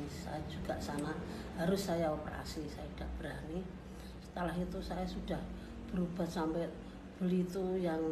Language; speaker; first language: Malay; non-native, local second language; Javanese